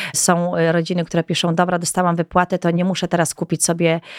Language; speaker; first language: Polish; native; Polish